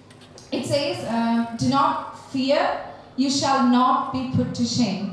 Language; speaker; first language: English; native; English